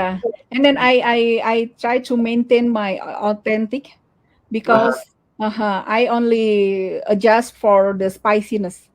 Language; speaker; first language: English; non-native, learner; Indonesian